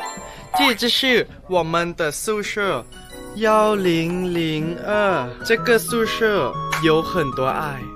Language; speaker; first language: Chinese; non-native, learner; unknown